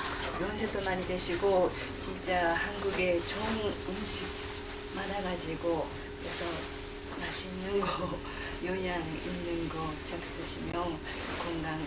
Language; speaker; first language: Korean; non-native, fluent; Japanese